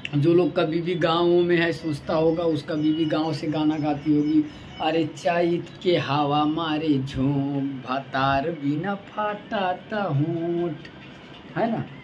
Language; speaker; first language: Hindi; native; Hindi